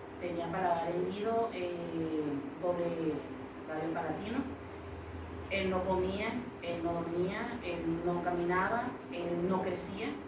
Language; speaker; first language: Spanish; native; Spanish